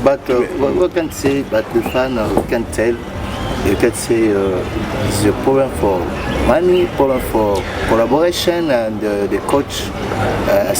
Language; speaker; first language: English; non-native, learner; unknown